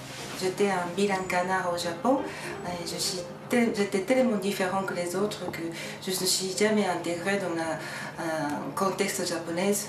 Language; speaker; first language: French; non-native, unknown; Japanese